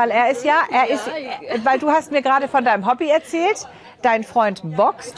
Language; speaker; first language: German; native; German